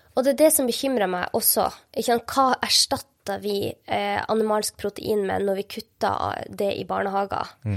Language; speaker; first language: Norwegian; native; Norwegian